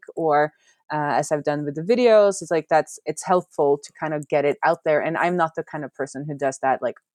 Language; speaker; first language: English; non-native, fluent; Norwegian